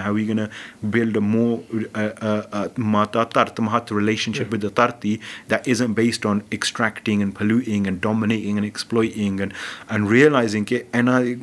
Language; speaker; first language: English; early bilingual, other home language; Punjabi